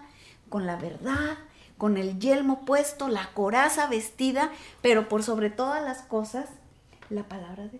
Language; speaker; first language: Spanish; native; Spanish